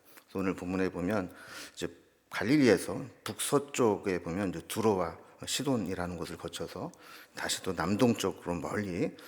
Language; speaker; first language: Korean; native; Korean